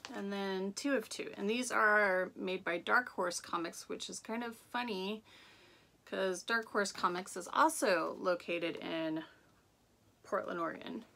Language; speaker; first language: English; native; English